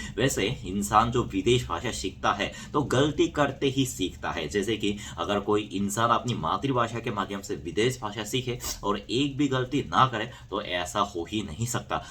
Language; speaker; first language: Hindi; non-native, fluent; Korean